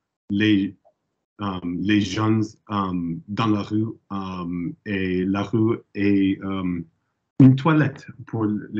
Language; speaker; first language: French; non-native, learner; English